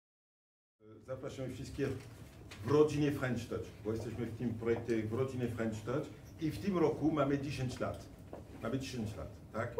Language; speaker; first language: Polish; non-native, fluent; French